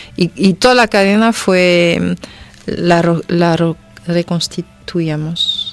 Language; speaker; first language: Spanish; non-native, fluent; French